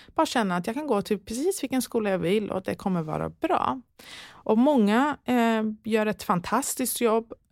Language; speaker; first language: Swedish; early bilingual, other home language; Persian